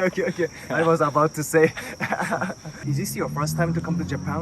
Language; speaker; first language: English; non-native, learner; Japanese